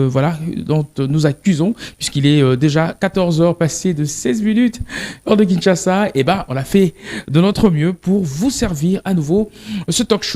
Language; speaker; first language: French; non-native, local second language; Lingala